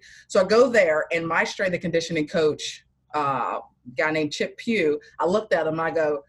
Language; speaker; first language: English; native; English